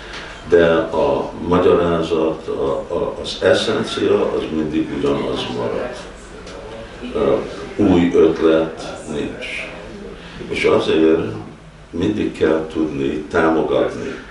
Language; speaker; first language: Hungarian; early bilingual, heritage; Hungarian